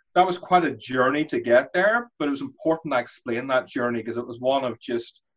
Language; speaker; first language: English; native; English